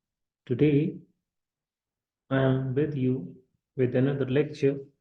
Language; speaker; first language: English; non-native, local second language; Kashmiri